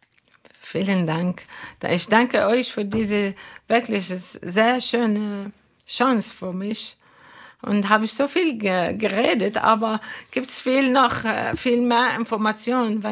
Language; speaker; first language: German; non-native, learner; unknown